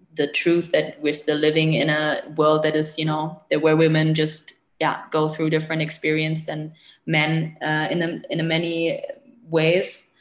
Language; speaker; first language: English; non-native, fluent; German